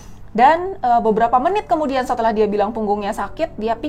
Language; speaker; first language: Indonesian; native; Indonesian